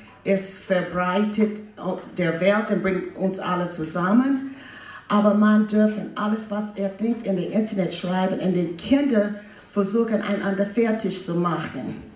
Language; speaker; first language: German; non-native, fluent; English